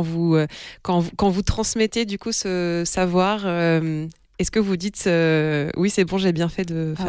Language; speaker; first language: French; native; French